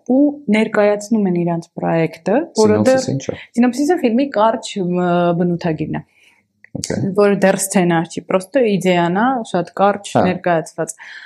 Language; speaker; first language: Armenian; native; Armenian